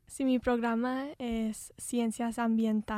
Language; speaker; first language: Spanish; early bilingual, heritage; Spanish